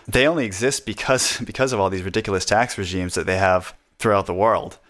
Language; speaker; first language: English; native; English